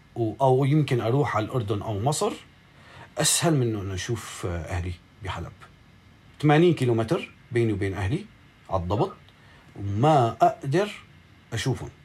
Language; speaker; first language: Arabic; native; Arabic